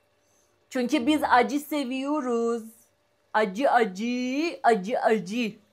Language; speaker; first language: Turkish; non-native, learner; Persian